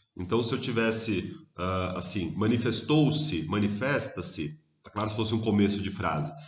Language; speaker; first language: Portuguese; native; Portuguese